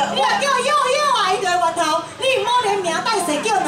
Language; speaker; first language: Chinese; native; Chinese